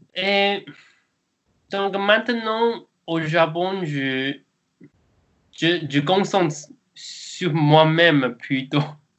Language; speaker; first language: French; non-native, learner; Chinese